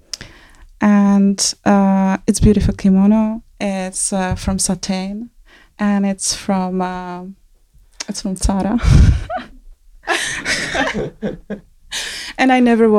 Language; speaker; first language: English; non-native, fluent; Czech